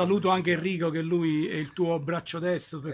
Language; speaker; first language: Italian; native; Italian